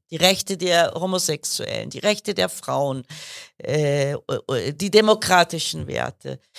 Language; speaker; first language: German; early bilingual, other home language; Kurdish